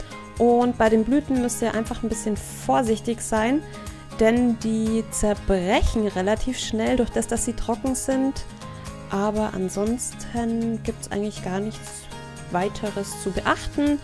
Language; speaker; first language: German; native; German